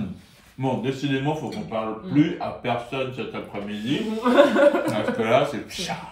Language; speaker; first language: French; native; French